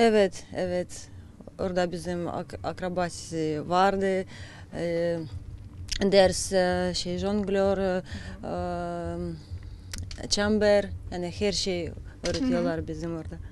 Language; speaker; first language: Turkish; non-native, learner; Russian